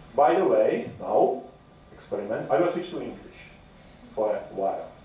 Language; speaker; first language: English; non-native, fluent; Czech